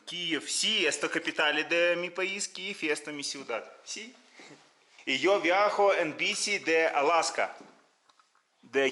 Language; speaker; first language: Spanish; non-native, learner; Russian